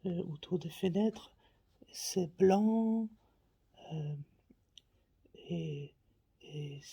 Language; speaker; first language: French; non-native, learner; Faroese